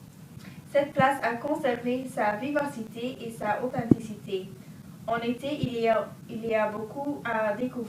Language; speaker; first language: French; non-native, learner; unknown